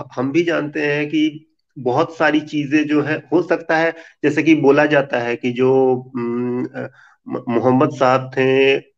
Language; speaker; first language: Hindi; native; Hindi